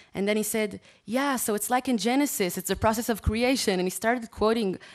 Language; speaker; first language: English; non-native, fluent; Hebrew